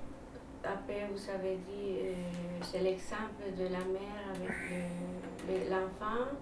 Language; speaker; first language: French; non-native, learner; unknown